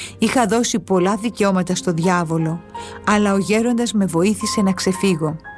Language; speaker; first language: Greek; native; Greek